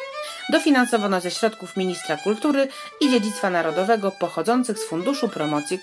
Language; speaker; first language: Polish; native; Polish